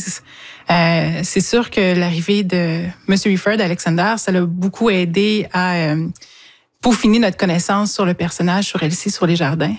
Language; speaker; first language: French; native; French